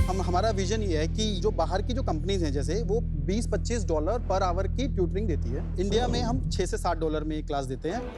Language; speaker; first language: Hindi; native; Hindi